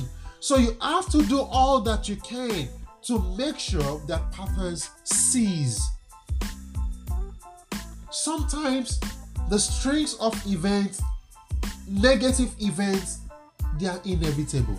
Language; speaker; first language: English; non-native, local second language; Yoruba